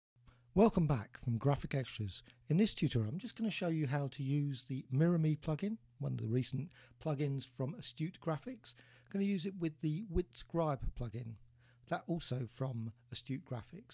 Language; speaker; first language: English; native; English